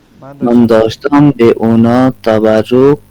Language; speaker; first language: Persian; non-native, learner; Urdu